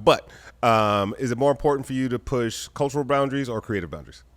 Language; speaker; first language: English; native; English